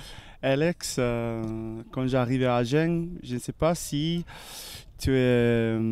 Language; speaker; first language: French; non-native, learner; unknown